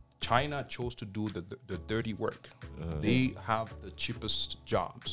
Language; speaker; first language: English; non-native, fluent; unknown